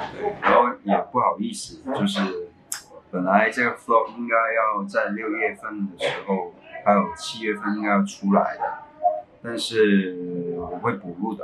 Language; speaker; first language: Chinese; non-native, local second language; Cantonese